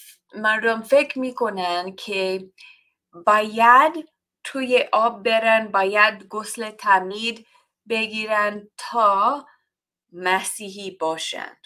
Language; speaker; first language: Persian; non-native, learner; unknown